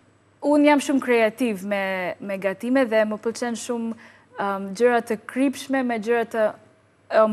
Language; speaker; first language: Albanian; non-native, learner; English